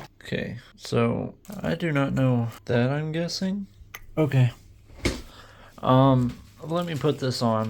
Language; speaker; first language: English; native; English